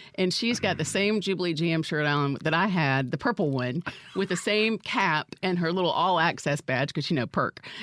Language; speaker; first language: English; native; English